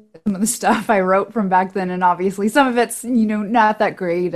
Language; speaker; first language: English; native; English